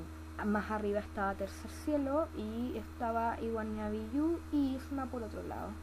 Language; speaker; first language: Spanish; native; Spanish